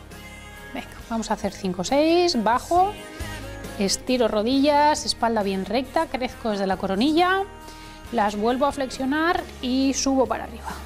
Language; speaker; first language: Spanish; native; Spanish